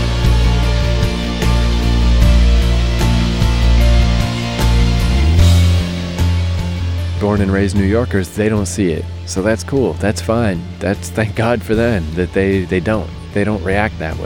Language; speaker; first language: English; native; English